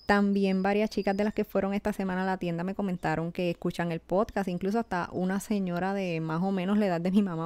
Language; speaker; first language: Spanish; native; Spanish